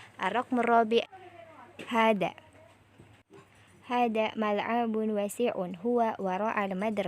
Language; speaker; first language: Arabic; non-native, learner; Indonesian